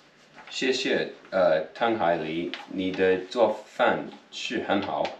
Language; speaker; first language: Chinese; non-native, learner; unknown